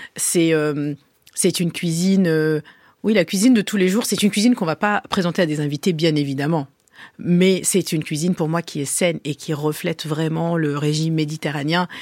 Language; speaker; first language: French; early bilingual, other home language; Arabic